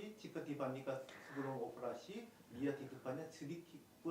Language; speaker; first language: Indonesian; non-native, fluent; Korean